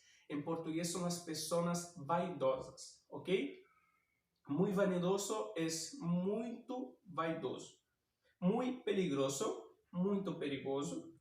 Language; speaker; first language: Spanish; non-native, fluent; Portuguese